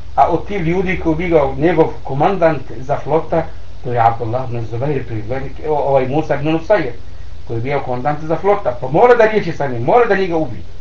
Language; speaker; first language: Bosnian; non-native, learner; Arabic